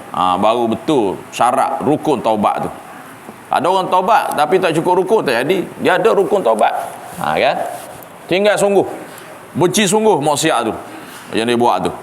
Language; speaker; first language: Malay; native; Malay